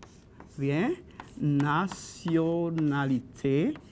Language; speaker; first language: French; non-native, fluent; Spanish